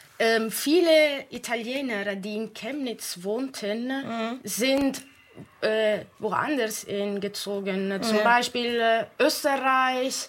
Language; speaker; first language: German; non-native, fluent; Italian